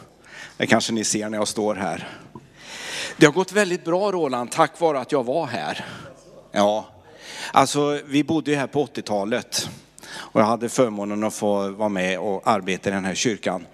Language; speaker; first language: Swedish; native; Swedish